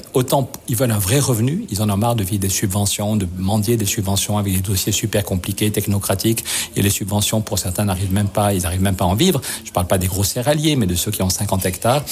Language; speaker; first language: French; native; French